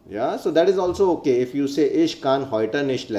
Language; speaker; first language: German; non-native, fluent; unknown